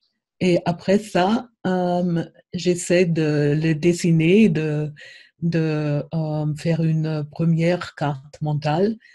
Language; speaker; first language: French; non-native, fluent; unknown